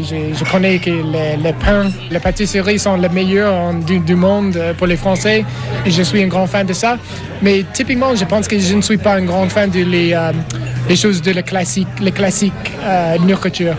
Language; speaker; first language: French; non-native, learner; English